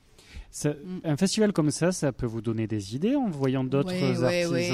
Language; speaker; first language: French; native; French